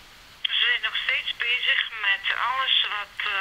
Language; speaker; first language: Dutch; non-native, learner; Serbian